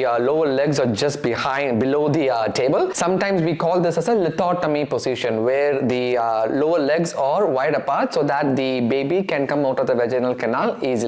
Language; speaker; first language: English; non-native, local second language; Tamil